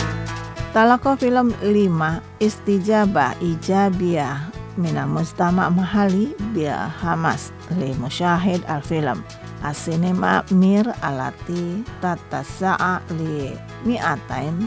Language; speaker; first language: Arabic; non-native, fluent; Indonesian